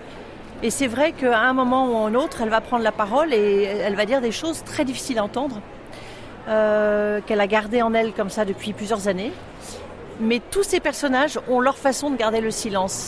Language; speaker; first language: French; native; French